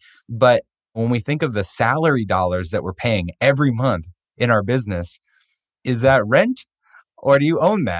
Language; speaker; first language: English; native; English